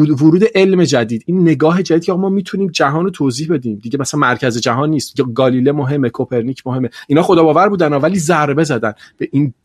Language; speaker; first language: Persian; non-native, local second language; Kurdish